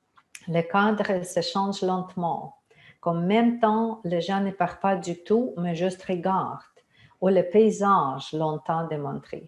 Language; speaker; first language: French; non-native, fluent; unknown